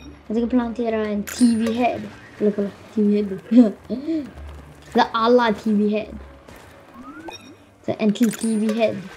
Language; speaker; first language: Swedish; non-native, learner; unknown